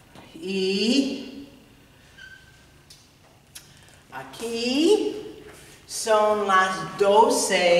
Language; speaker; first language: Spanish; non-native, fluent; English